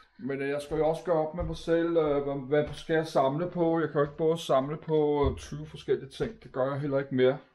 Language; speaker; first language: Danish; native; Danish